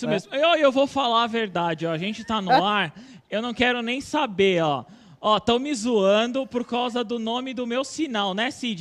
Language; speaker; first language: Portuguese; native; Portuguese